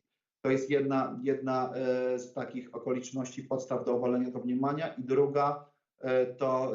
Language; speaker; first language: Polish; native; Polish